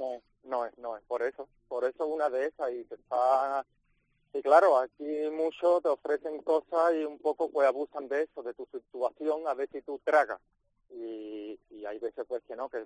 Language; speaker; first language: Spanish; native; Spanish